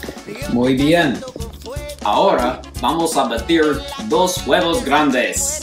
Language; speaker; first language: Spanish; non-native, learner; English